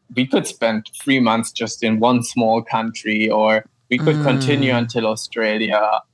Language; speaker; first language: English; non-native, fluent; German